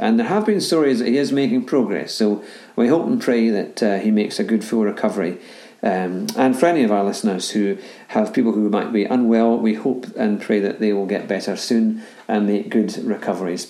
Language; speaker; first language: English; native; English